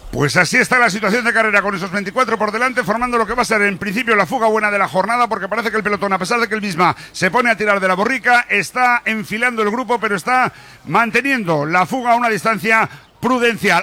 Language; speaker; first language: Spanish; native; Spanish